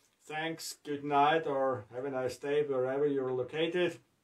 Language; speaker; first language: English; non-native, fluent; German